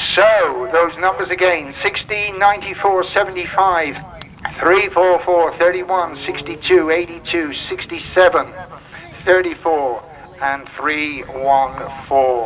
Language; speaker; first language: English; native; English